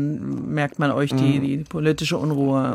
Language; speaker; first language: German; native; German